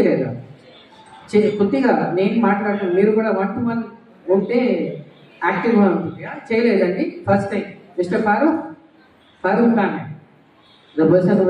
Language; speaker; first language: Telugu; non-native, local second language; Urdu